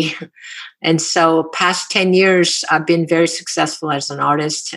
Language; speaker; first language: English; non-native, fluent; Korean